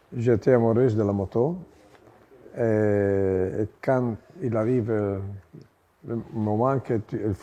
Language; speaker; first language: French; non-native, learner; Italian